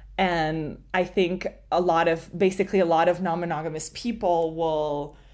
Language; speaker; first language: English; non-native, fluent; French